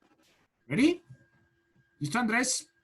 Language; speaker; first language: Spanish; native; Spanish